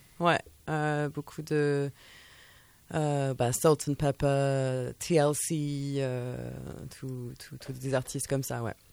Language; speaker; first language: French; early bilingual, heritage; French